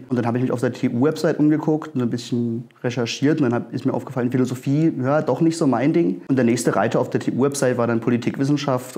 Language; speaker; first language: German; native; German